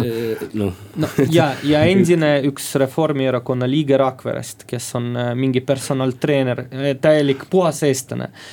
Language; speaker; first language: Estonian; non-native, local second language; Russian